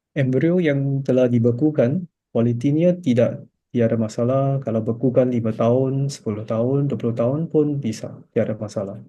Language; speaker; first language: Malay; non-native, local second language; Chinese